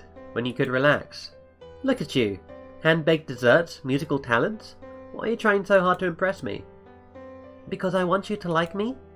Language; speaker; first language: English; native; English